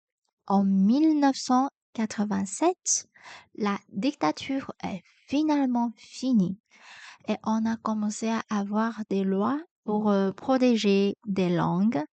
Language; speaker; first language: French; non-native, fluent; Chinese